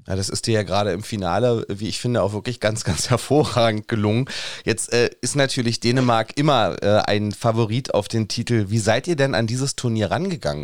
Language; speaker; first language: German; native; German